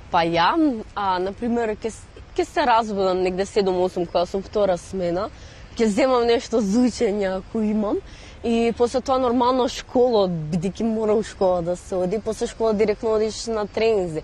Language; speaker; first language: Macedonian; non-native, local second language; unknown